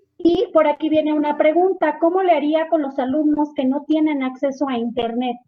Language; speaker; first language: Spanish; native; Spanish